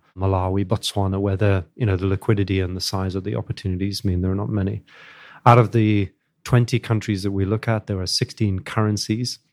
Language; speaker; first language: English; native; English